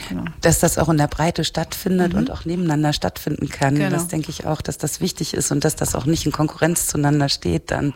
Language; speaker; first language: German; native; German